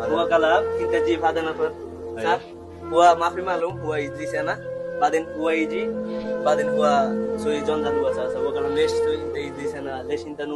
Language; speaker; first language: Arabic; non-native, learner; Bangla